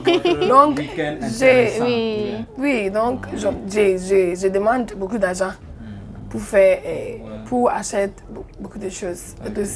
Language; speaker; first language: French; non-native, learner; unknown